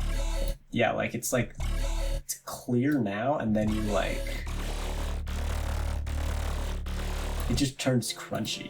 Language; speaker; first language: English; native; English